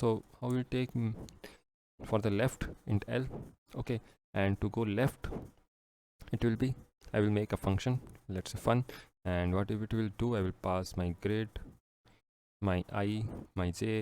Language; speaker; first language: English; non-native, local second language; Hindi